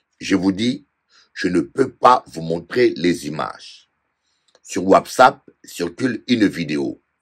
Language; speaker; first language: French; non-native, local second language; Lingala